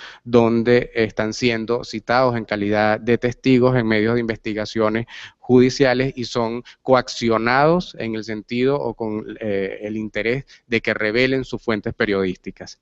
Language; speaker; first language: Spanish; native; Spanish